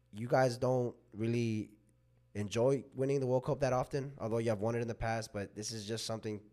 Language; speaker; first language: English; early bilingual, other home language; Spanish